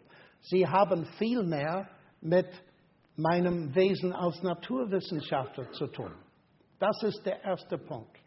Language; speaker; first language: German; non-native, fluent; English